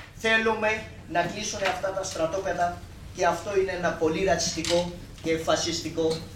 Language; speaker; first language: Greek; non-native, learner; Urdu